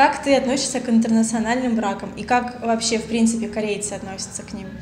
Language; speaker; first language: Russian; native; Russian